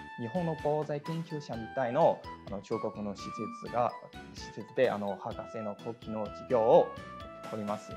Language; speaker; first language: Japanese; non-native, learner; Chinese